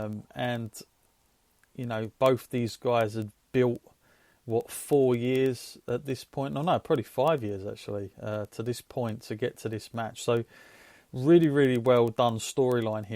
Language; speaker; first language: English; native; English